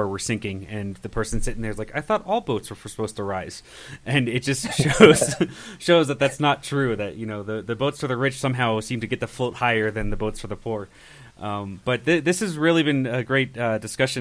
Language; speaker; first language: English; native; English